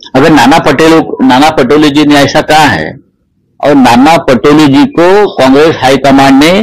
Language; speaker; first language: Hindi; non-native, local second language; Marathi